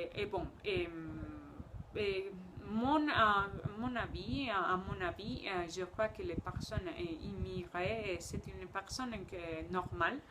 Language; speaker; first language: French; non-native, learner; Spanish